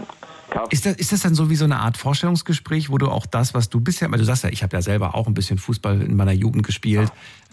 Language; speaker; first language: German; native; German